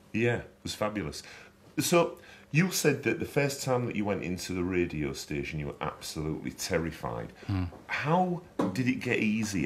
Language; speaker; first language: English; native; English